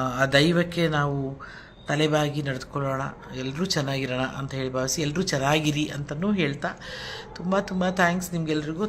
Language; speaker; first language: Kannada; non-native, local second language; Telugu